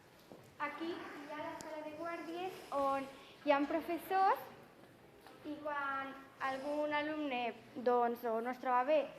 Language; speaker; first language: Catalan; non-native, learner; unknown